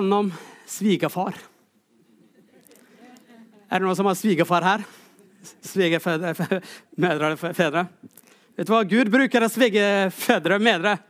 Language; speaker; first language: Norwegian; non-native, fluent; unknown